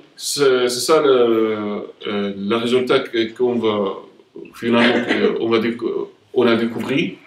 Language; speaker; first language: French; non-native, fluent; Arabic